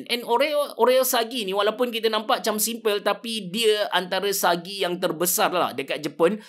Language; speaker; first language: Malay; native; Malay